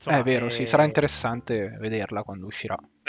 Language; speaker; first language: Italian; native; Italian